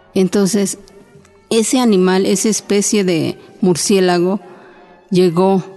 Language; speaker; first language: Spanish; non-native, local second language; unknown